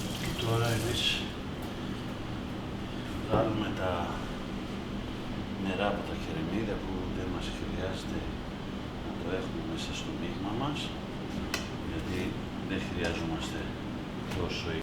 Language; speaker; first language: Greek; non-native, learner; Persian